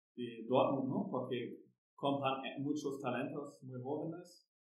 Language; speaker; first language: Spanish; non-native, learner; German